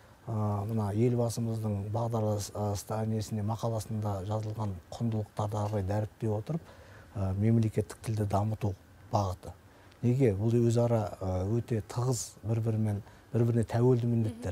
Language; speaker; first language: Kazakh; native; Kazakh